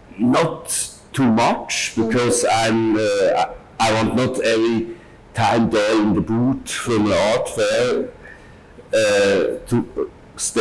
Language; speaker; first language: English; non-native, learner; German